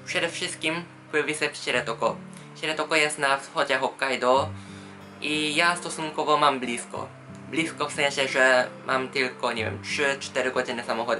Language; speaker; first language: Polish; non-native, fluent; Japanese